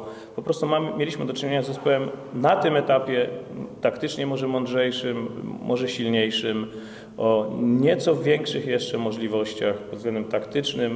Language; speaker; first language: Polish; native; Polish